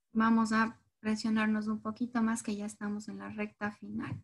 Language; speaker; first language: Spanish; native; Spanish